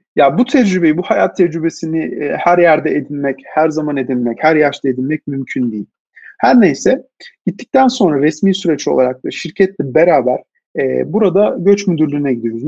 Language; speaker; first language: Turkish; native; Turkish